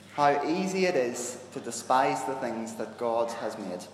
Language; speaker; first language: English; native; English